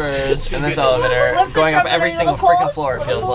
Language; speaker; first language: English; native; English